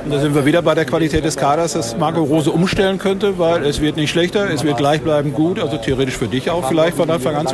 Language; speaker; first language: German; native; German